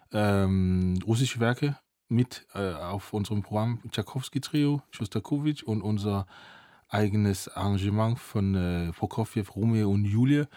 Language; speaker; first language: German; non-native, fluent; Danish